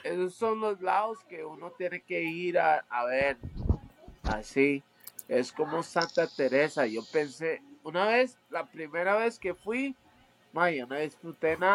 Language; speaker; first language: Spanish; early bilingual, heritage; Spanish